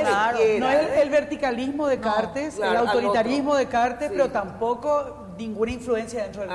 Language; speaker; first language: Spanish; native; Spanish